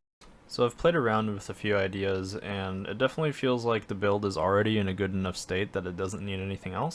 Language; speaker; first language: English; native; English